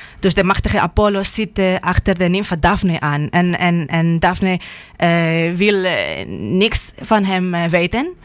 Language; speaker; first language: Dutch; non-native, fluent; Spanish